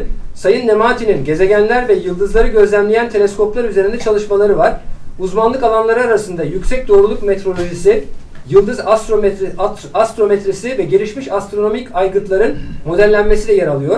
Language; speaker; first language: Turkish; native; Turkish